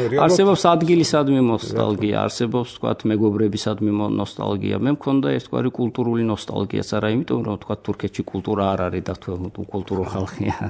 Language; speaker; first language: Georgian; non-native, local second language; Azerbaijani